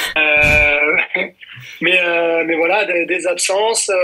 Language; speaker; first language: French; native; French